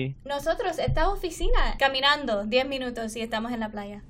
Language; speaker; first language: Spanish; non-native, fluent; English